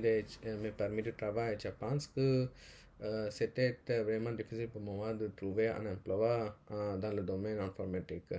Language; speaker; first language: French; non-native, learner; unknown